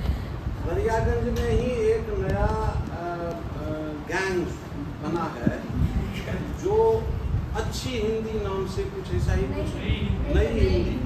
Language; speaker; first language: Hindi; native; Hindi